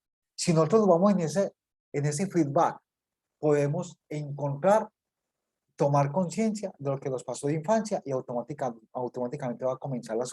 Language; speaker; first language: Spanish; native; Spanish